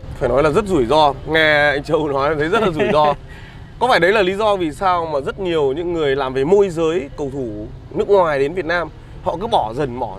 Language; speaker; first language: Vietnamese; native; Vietnamese